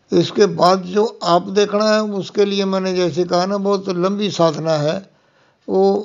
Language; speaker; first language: Hindi; non-native, local second language; Punjabi